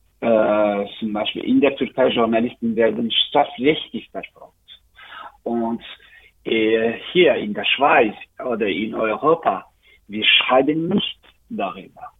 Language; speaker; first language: German; non-native, learner; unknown